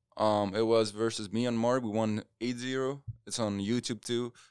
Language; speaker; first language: English; non-native, fluent; Arabic